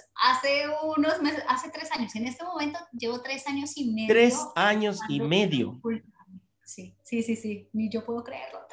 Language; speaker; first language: Spanish; native; Spanish